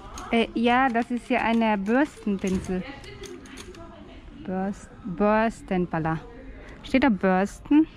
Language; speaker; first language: German; non-native, learner; Filipino